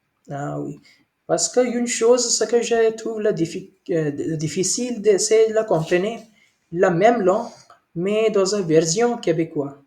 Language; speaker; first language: French; non-native, learner; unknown